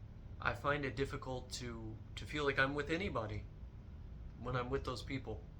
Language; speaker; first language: English; native; English